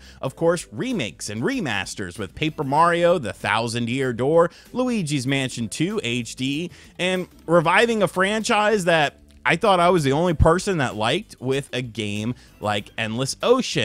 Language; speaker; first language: English; native; English